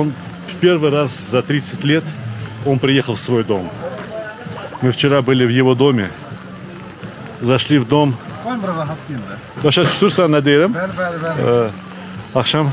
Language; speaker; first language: Russian; native; Russian